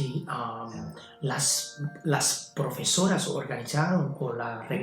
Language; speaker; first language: Spanish; non-native, fluent; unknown